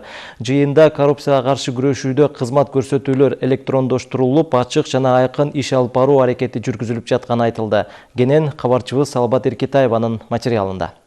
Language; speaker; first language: Kyrgyz; native; Kyrgyz